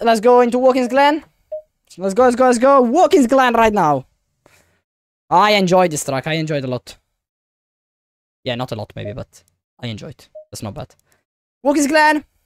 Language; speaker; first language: English; non-native, fluent; Italian